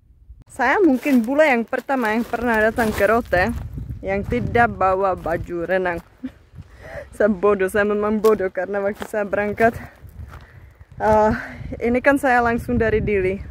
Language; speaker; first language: Indonesian; non-native, fluent; Czech